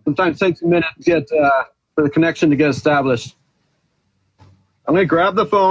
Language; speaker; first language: English; native; English